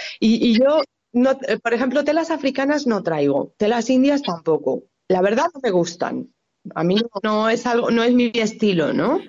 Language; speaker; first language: Spanish; native; Spanish